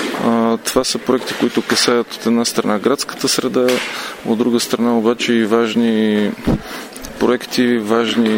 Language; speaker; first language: Bulgarian; native; Bulgarian